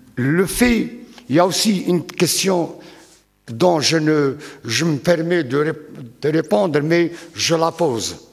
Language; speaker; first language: French; non-native, local second language; Arabic